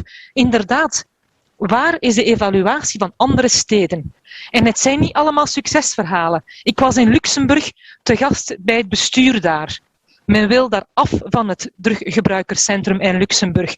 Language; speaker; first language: Dutch; native; Dutch